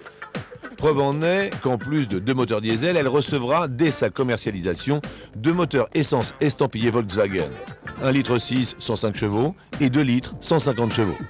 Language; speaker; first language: French; native; French